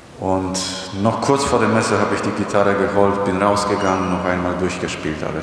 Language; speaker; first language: German; non-native, fluent; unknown